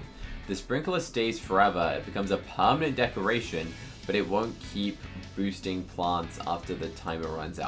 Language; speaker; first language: English; native; English